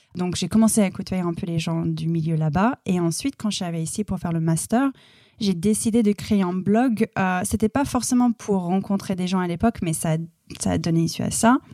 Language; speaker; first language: French; non-native, fluent; English